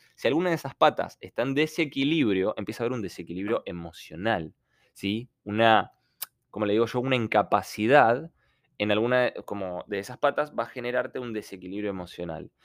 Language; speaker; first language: Spanish; non-native, fluent; Ukrainian